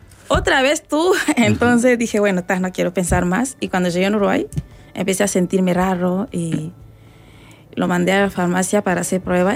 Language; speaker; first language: Spanish; non-native, fluent; Rundi